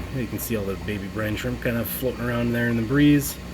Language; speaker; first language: English; native; English